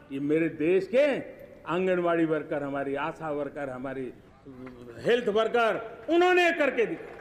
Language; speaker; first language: Hindi; non-native, local second language; Gujarati